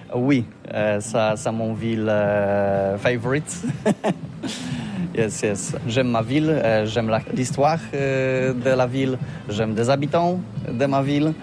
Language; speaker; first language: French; non-native, learner; Polish